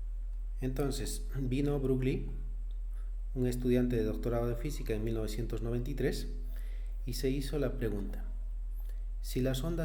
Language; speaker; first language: Spanish; native; Spanish